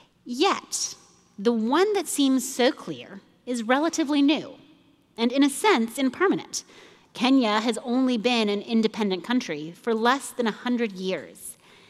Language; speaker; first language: English; native; English